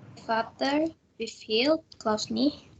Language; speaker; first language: German; non-native, learner; Indonesian